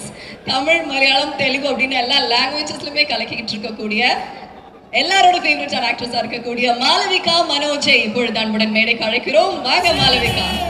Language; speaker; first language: Tamil; native; Tamil